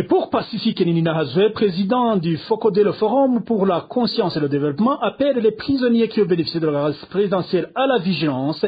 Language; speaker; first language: French; non-native, local second language; Rundi